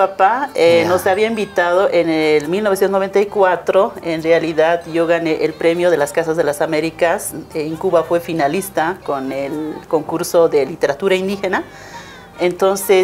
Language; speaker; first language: Spanish; non-native, local second language; Aymara